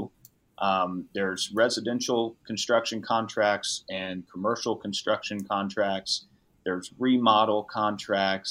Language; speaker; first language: English; native; English